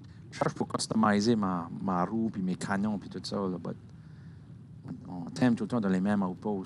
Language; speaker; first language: French; native; French